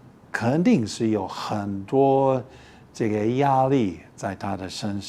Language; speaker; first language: Chinese; early bilingual, heritage; English